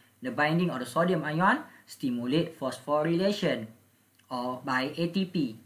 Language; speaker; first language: English; non-native, local second language; Malay